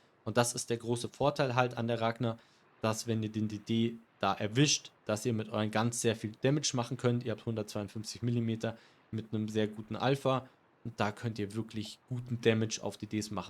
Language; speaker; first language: German; native; German